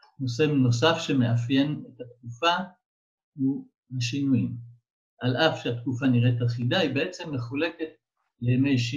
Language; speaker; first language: Hebrew; native; Hebrew